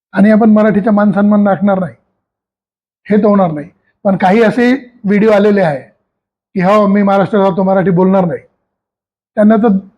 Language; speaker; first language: Marathi; non-native, local second language; Hindi